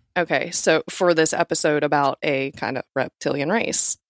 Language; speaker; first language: English; native; English